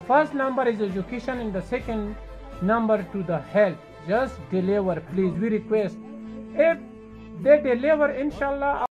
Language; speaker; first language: English; non-native, local second language; Pashto